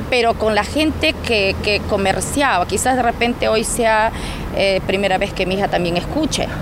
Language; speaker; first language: Spanish; native; Spanish